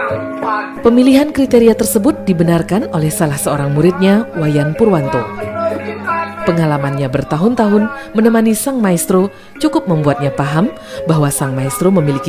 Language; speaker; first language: Indonesian; native; Indonesian